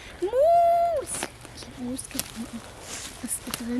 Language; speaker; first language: German; early bilingual, other home language; Turkish